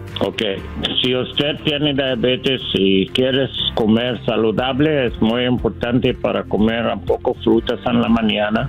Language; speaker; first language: Spanish; non-native, learner; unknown